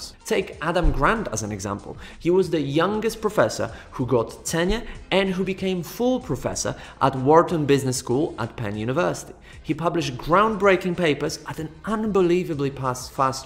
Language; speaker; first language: English; non-native, fluent; Polish